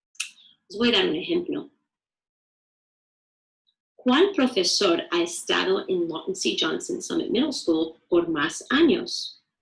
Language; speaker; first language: Spanish; non-native, fluent; English